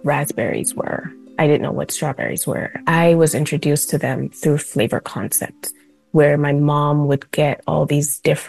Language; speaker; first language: English; non-native, local second language; Yoruba